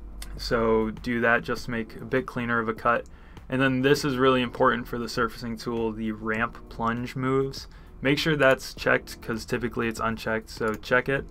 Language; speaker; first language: English; native; English